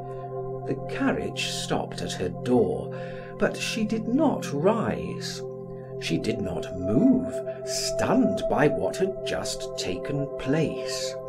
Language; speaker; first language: English; native; English